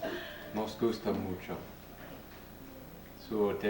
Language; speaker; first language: Spanish; non-native, learner; English